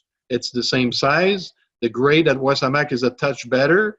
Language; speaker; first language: English; non-native, local second language; French